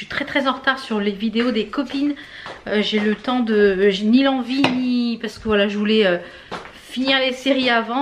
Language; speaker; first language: French; native; French